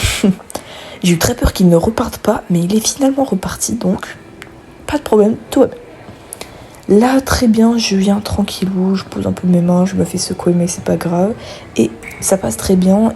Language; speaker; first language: French; native; French